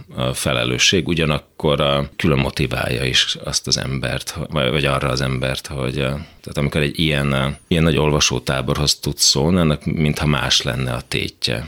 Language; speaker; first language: Hungarian; native; Hungarian